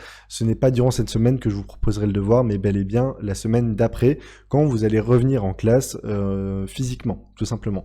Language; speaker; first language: French; native; French